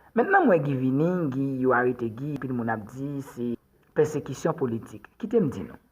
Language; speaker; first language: Haitian Creole; native; Haitian Creole